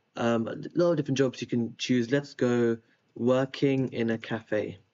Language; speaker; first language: English; native; English